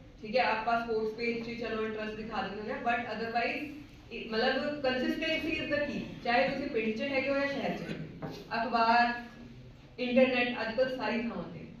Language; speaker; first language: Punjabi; non-native, local second language; Hindi